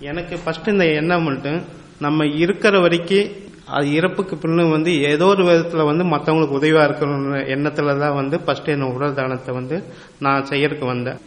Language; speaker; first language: Tamil; native; Tamil